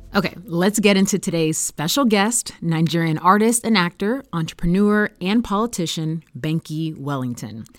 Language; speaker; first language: English; native; English